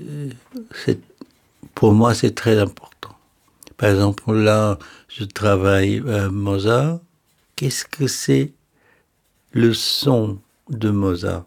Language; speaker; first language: French; non-native, fluent; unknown